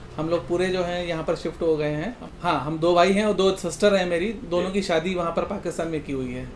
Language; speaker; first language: Urdu; non-native, local second language; Sindhi